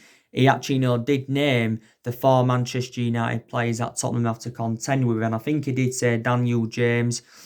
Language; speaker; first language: English; native; English